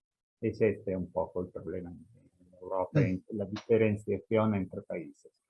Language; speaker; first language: Spanish; non-native, fluent; Italian